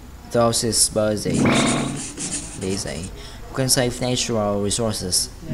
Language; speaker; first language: English; non-native, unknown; Vietnamese